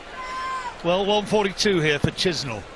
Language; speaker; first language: English; native; English